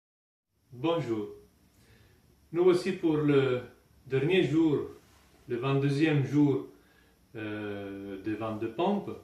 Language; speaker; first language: French; non-native, fluent; Italian